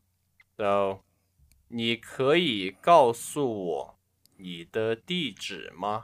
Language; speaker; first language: Chinese; non-native, learner; English